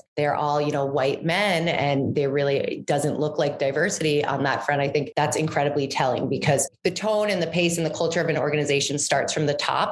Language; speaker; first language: English; native; English